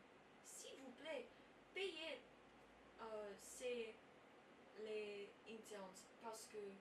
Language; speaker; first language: French; non-native, learner; English